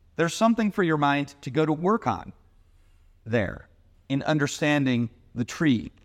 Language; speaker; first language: English; native; English